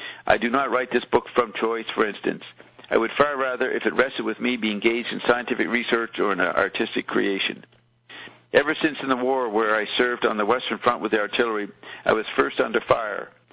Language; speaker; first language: English; native; English